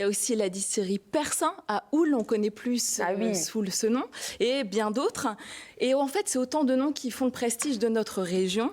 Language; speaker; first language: French; native; French